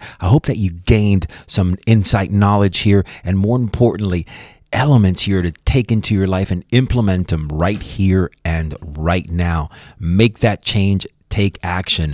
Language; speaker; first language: English; native; English